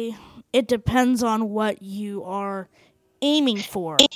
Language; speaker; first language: English; native; English